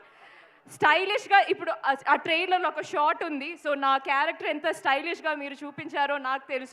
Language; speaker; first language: Telugu; non-native, fluent; Malayalam